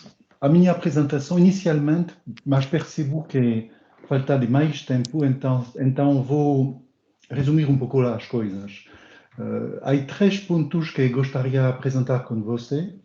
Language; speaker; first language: Portuguese; non-native, learner; French